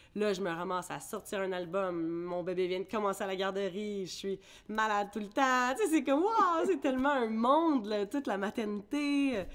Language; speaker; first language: French; early bilingual, other home language; English